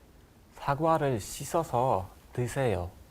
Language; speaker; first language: Korean; non-native, learner; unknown